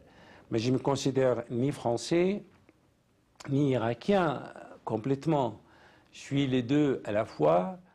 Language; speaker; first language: French; non-native, fluent; Arabic